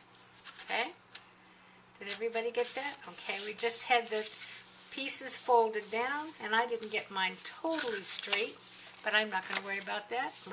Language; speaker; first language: English; native; English